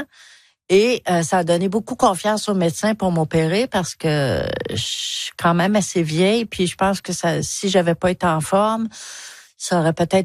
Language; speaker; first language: French; native; French